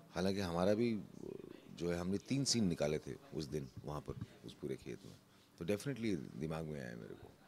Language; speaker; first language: Hindi; native; Hindi